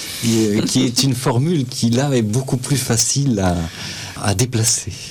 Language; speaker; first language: French; native; French